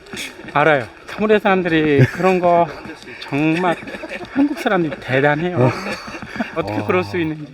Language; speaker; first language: Korean; non-native, learner; Khmer